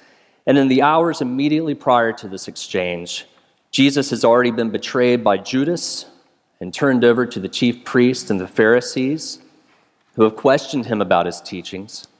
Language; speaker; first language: English; native; English